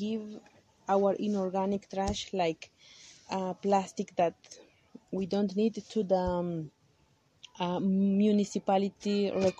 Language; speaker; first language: English; non-native, learner; Kaqchikel